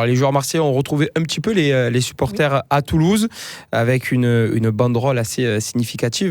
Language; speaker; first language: French; native; French